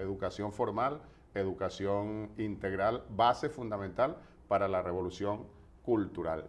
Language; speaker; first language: Spanish; native; Spanish